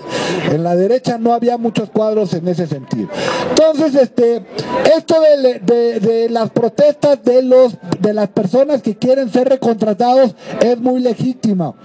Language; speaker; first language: Spanish; native; Spanish